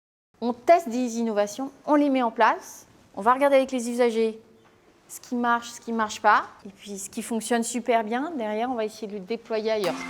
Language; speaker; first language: French; native; French